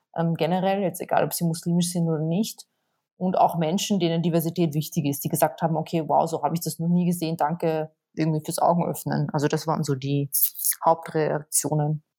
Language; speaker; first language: German; native; German